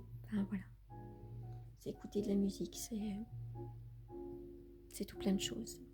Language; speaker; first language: French; native; French